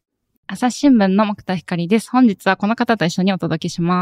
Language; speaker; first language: Japanese; native; Japanese